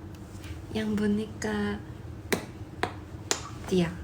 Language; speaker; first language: Indonesian; non-native, fluent; Korean